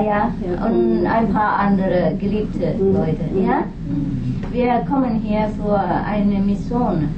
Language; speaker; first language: German; non-native, learner; Vietnamese